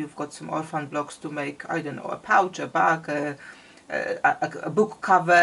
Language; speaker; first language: English; non-native, fluent; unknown